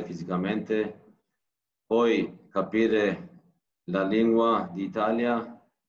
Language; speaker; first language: Italian; non-native, learner; Turkish